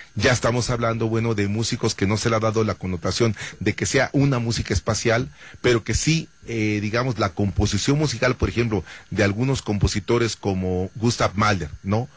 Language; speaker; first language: Spanish; native; Spanish